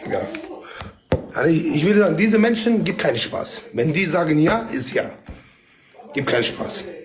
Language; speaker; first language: German; non-native, local second language; Kurdish